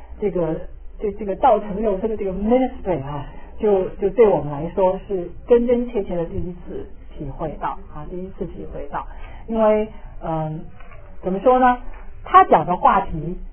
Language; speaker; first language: Chinese; native; Chinese